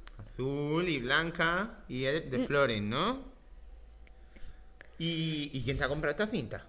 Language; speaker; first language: Spanish; native; Spanish